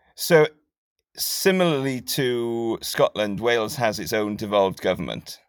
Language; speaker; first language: English; native; English